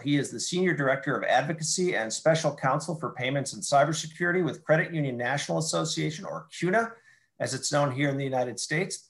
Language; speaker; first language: English; native; English